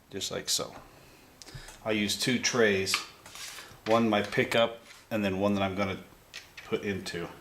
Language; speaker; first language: English; native; English